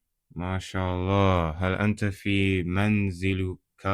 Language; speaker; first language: Arabic; non-native, learner; English